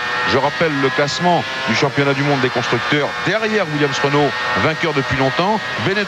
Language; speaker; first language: French; native; French